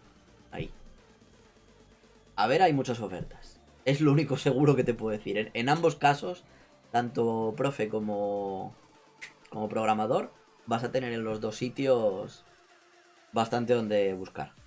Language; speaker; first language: Spanish; native; Spanish